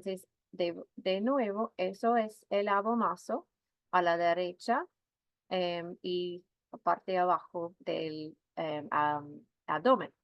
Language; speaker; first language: Spanish; non-native, fluent; English